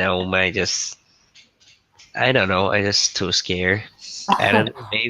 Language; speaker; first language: English; non-native, learner; Thai